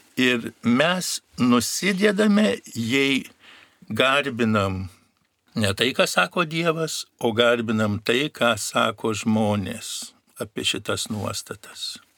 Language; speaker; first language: Lithuanian; native; Lithuanian